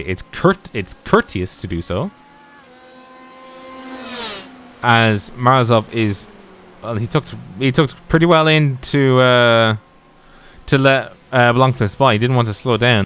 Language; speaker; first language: English; native; English